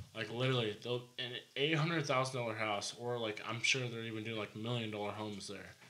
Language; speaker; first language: English; native; English